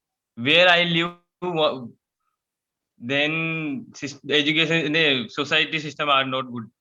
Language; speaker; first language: English; non-native, learner; Hindi